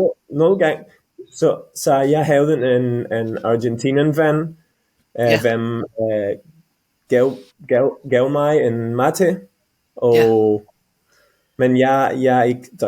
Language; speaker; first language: Danish; non-native, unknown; Catalan